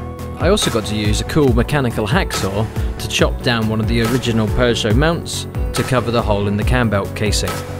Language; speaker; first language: English; native; English